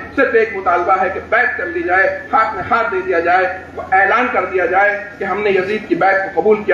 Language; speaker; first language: Urdu; native; Urdu